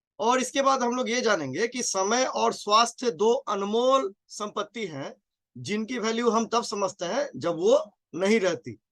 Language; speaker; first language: Hindi; native; Hindi